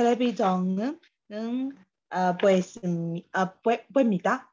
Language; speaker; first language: Korean; non-native, learner; Burmese